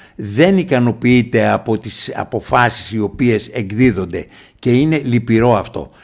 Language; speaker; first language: Greek; native; Greek